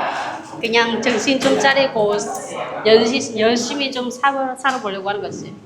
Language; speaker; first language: Korean; non-native, learner; Vietnamese